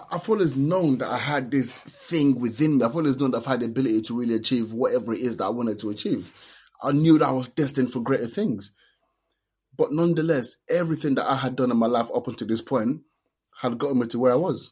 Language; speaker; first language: English; non-native, local second language; Yoruba